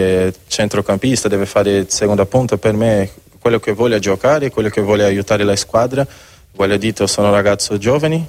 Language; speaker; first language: Italian; non-native, learner; Spanish